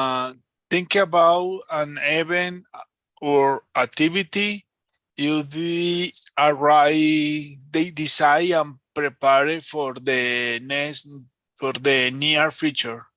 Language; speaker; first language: English; non-native, learner; Spanish